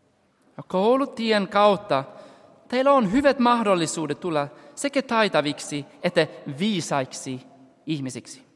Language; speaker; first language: Finnish; non-native, fluent; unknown